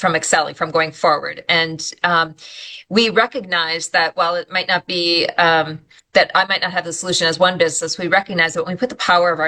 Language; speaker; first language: English; native; English